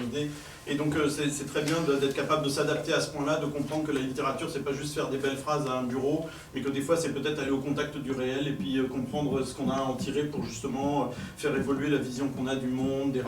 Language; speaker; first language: French; native; French